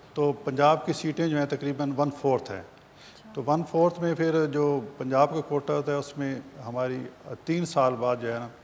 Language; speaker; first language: Urdu; native; Urdu